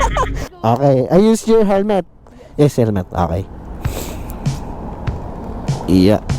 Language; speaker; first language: English; non-native, learner; Filipino